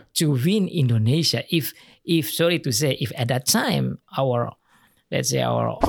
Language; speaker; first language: English; non-native, learner; Indonesian